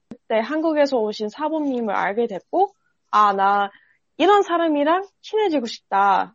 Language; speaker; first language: Korean; non-native, fluent; English